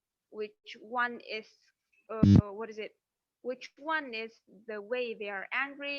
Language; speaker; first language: English; non-native, fluent; Indonesian